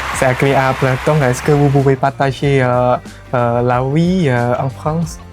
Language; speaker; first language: French; non-native, fluent; Khmer